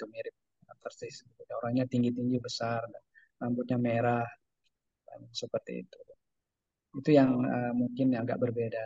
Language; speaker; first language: Indonesian; native; Indonesian